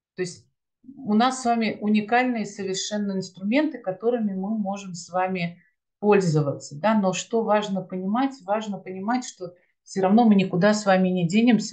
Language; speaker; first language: Russian; native; Russian